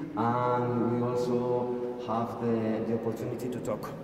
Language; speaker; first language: English; non-native, fluent; Spanish